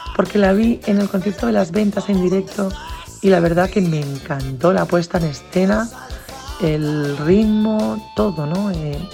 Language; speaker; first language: Spanish; native; Spanish